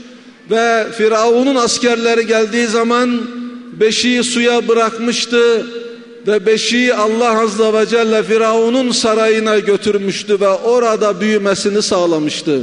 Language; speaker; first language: Turkish; native; Turkish